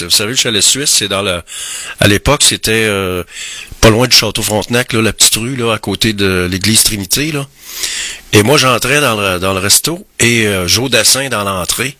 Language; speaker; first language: French; native; French